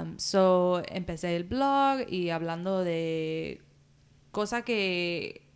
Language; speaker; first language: Spanish; early bilingual, heritage; Spanish